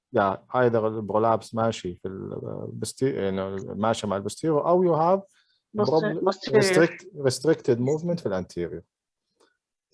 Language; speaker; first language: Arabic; native; Arabic